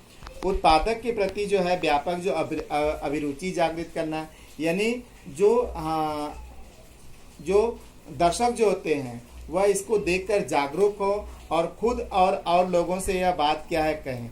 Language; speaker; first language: Hindi; native; Hindi